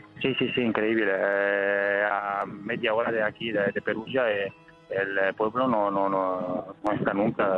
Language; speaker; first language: Spanish; non-native, learner; Italian